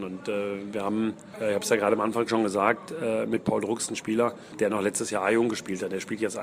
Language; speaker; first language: German; native; German